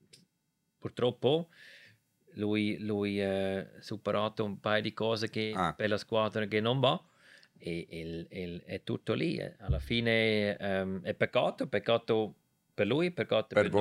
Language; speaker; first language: Italian; non-native, local second language; German